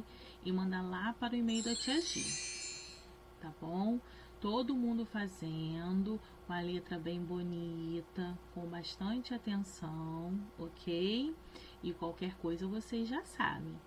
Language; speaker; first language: Portuguese; native; Portuguese